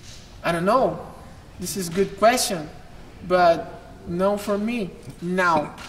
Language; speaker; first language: English; non-native, learner; Portuguese